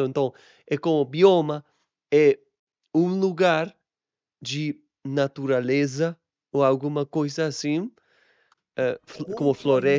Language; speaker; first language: Portuguese; non-native, learner; English